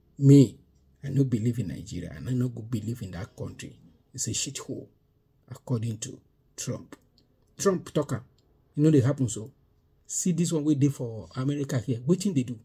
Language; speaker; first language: Nigerian Pidgin; non-native, local second language; Yoruba